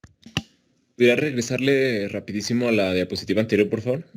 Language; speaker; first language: Spanish; native; Spanish